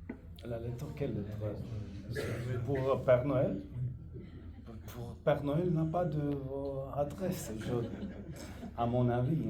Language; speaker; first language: French; non-native, fluent; Romanian